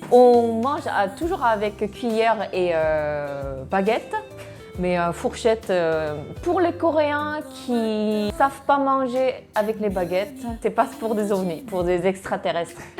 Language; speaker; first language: French; non-native, fluent; Korean